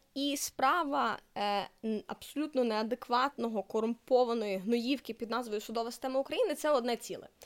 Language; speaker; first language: Ukrainian; native; Ukrainian